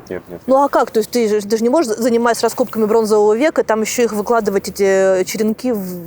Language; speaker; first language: Russian; native; Russian